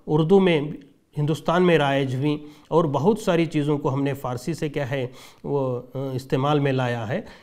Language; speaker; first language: Urdu; native; Urdu